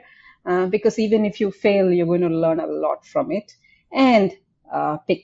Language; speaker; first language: English; non-native, local second language; Tamil